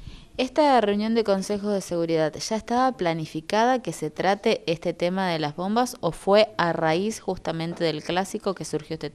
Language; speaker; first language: Spanish; native; Spanish